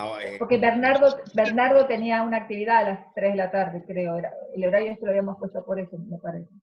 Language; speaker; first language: Spanish; native; Spanish